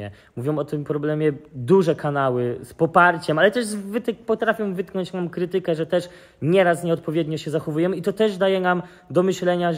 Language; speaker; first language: Polish; native; Polish